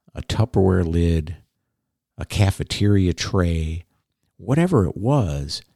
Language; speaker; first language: English; native; English